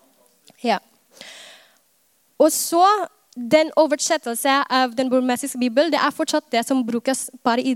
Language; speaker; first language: Norwegian; non-native, fluent; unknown